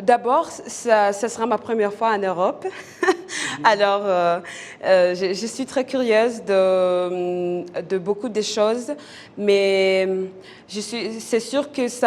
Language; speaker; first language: French; non-native, local second language; Kinyarwanda